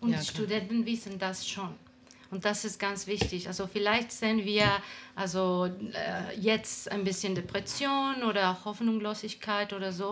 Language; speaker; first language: German; non-native, fluent; Spanish